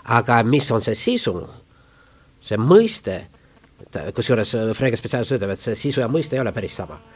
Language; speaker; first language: Estonian; non-native, local second language; Russian